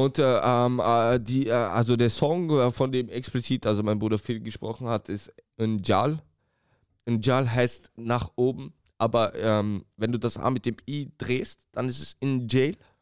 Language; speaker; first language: German; early bilingual, other home language; Romanian